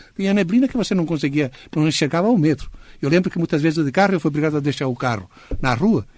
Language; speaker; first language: Portuguese; non-native, fluent; Italian